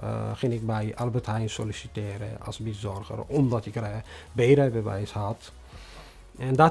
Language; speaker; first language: Dutch; non-native, fluent; Tigrinya